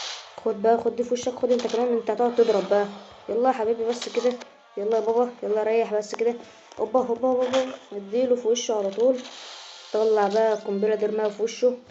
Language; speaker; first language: Arabic; native; Arabic